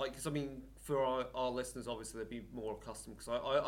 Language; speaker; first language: English; native; English